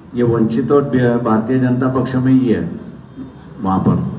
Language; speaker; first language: Hindi; non-native, local second language; Marathi